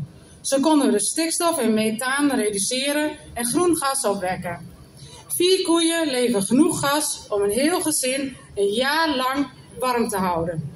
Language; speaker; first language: Dutch; native; Dutch